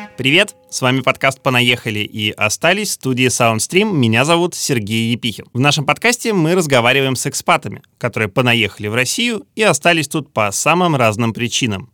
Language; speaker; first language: Russian; native; Russian